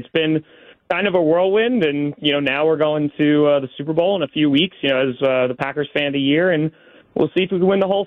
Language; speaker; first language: English; native; English